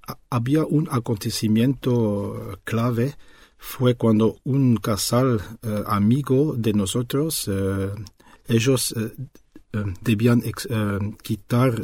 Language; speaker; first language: Spanish; non-native, fluent; French